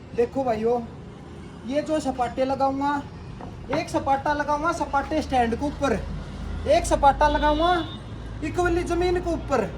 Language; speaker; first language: Hindi; non-native, local second language; Haryanvi